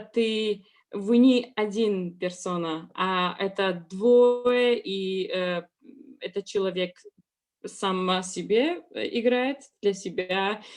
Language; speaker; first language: Russian; non-native, learner; Georgian